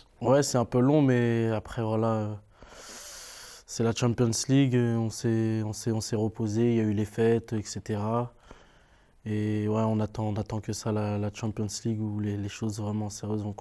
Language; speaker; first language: French; native; French